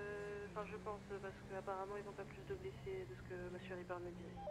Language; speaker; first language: French; native; French